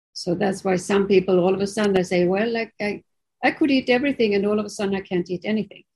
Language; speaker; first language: English; non-native, fluent; Swedish